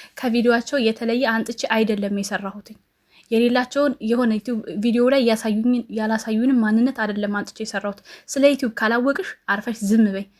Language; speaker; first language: Amharic; native; Amharic